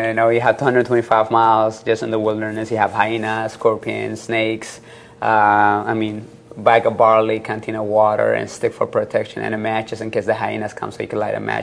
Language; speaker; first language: English; early bilingual, other home language; Tigrinya